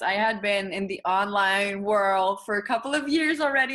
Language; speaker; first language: English; non-native, fluent; Dutch